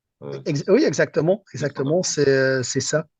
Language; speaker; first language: French; non-native, local second language; Dutch